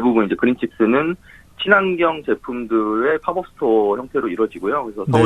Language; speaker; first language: Korean; native; Korean